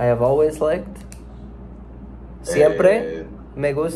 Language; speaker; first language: Spanish; non-native, learner; English